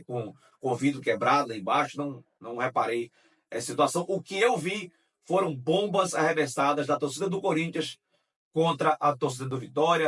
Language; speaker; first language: Portuguese; native; Portuguese